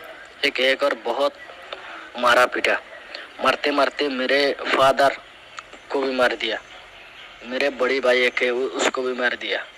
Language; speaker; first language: Hindi; non-native, learner; Rohingya